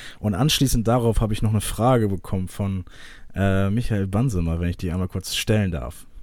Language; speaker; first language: German; native; German